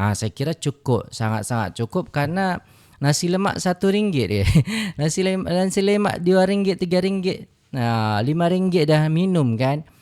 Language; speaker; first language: Indonesian; native; Indonesian